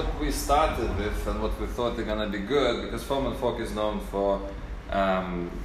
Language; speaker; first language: English; native; English